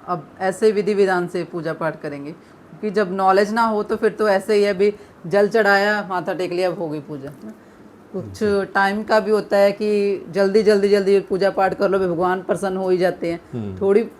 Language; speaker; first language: Hindi; non-native, local second language; Punjabi